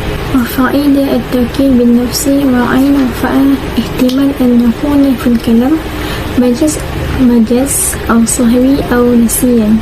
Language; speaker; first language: Arabic; non-native, learner; Malay